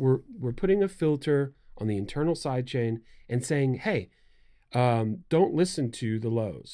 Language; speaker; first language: English; native; English